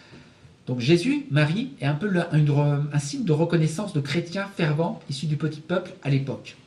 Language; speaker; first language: French; native; French